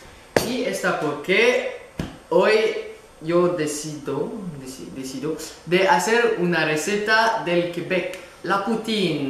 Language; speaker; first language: Spanish; non-native, learner; French